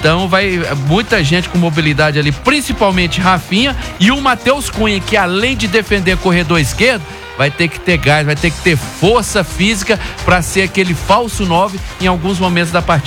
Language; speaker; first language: Portuguese; native; Portuguese